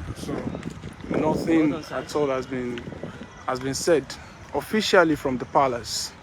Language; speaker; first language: English; non-native, local second language; Yoruba